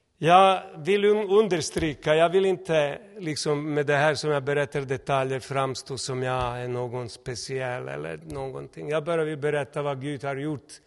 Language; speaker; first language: Swedish; non-native, fluent; Serbian